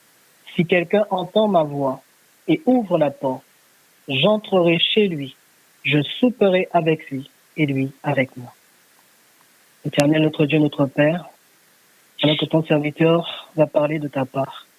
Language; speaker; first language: French; native; French